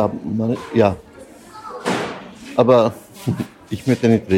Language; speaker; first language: German; non-native, learner; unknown